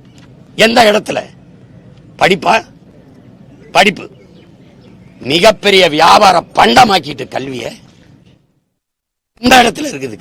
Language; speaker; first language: Tamil; native; Tamil